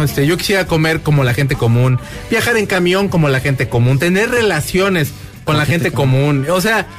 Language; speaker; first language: Spanish; native; Spanish